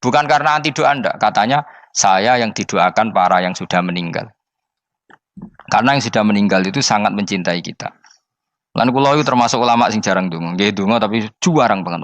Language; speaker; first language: Indonesian; native; Indonesian